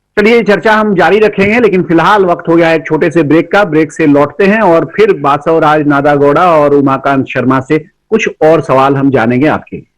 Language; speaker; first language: Hindi; native; Hindi